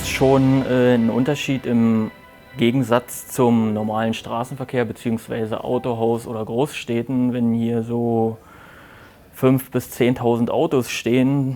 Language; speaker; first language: German; native; German